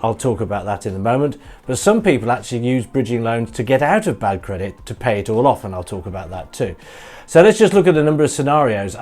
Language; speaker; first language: English; native; English